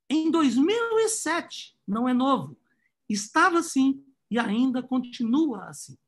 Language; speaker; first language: Portuguese; native; Portuguese